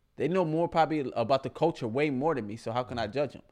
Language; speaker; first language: English; early bilingual, other home language; Somali